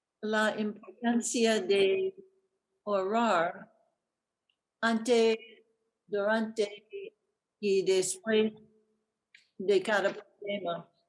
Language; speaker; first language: Spanish; non-native, learner; English